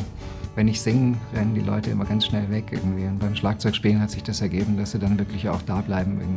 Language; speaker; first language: German; native; German